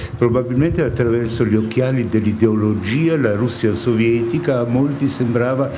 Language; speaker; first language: Italian; native; Italian